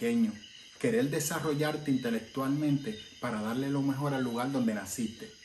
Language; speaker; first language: Spanish; native; Spanish